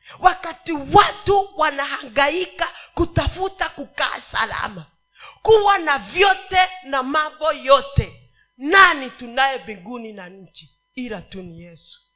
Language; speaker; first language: Swahili; non-native, local second language; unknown